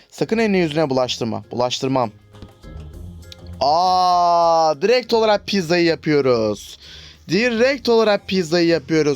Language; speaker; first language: Turkish; native; Turkish